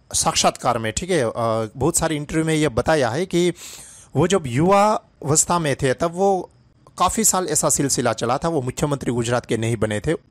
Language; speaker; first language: Hindi; non-native, local second language; Gujarati